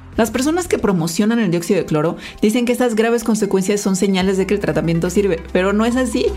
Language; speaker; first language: Spanish; native; Spanish